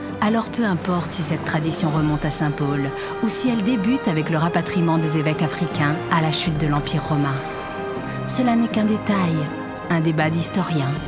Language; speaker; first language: French; native; French